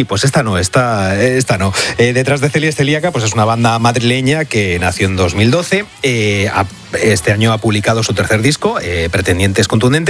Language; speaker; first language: Spanish; native; Spanish